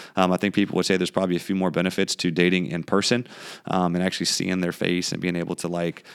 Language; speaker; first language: English; native; English